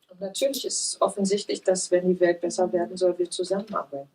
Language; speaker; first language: German; native; German